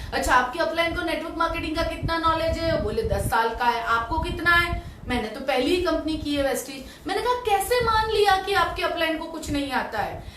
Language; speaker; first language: Hindi; non-native, local second language; Gujarati